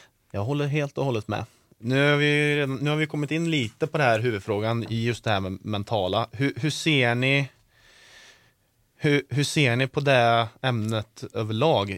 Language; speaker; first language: Swedish; native; Swedish